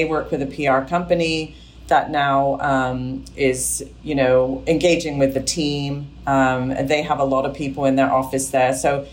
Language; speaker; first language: English; native; English